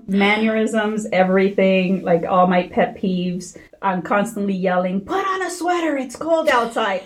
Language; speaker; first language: English; early bilingual, other home language; Spanish